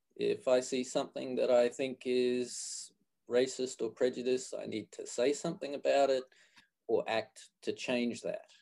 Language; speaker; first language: English; native; English